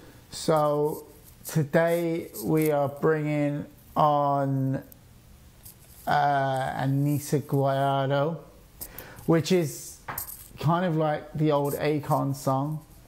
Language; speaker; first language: English; native; English